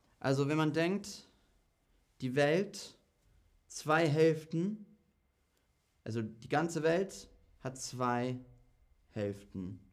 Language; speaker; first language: German; non-native, fluent; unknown